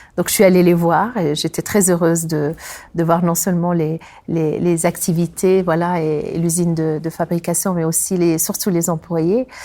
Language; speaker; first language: French; non-native, local second language; Arabic